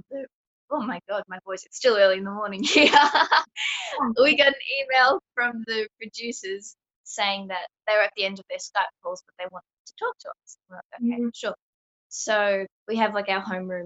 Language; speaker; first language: English; native; English